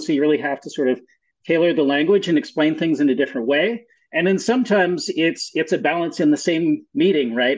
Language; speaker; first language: English; native; English